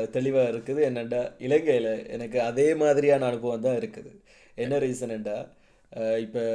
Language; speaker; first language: Tamil; native; Tamil